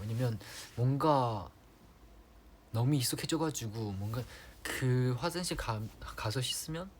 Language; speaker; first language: Korean; non-native, fluent; Chinese